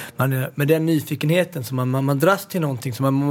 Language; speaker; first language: Swedish; native; Swedish